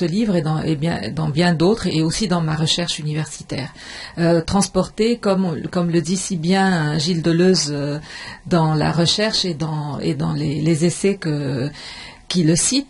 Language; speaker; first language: French; non-native, fluent; Arabic